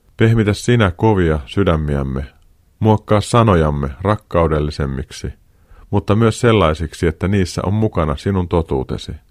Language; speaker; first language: Finnish; native; Finnish